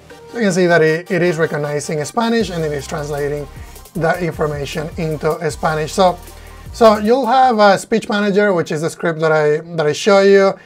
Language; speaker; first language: English; non-native, fluent; Spanish